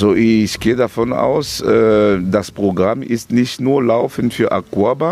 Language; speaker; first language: German; non-native, fluent; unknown